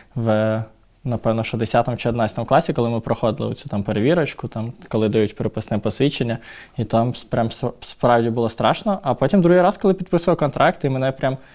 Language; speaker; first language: Ukrainian; non-native, local second language; Russian